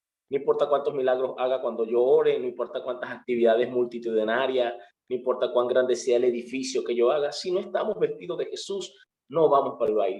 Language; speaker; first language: Spanish; native; Spanish